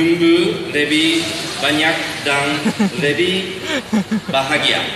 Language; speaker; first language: Indonesian; non-native, learner; Japanese